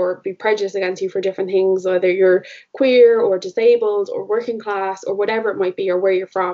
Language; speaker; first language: English; native; English